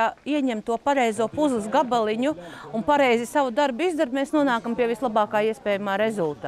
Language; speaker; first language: Latvian; native; Latvian